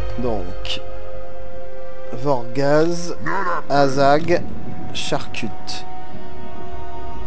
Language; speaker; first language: French; native; French